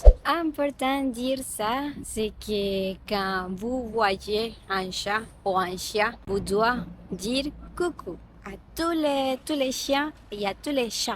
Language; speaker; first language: French; non-native, learner; Spanish